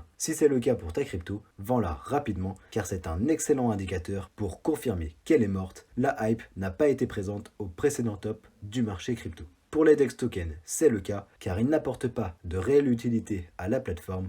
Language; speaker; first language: French; native; French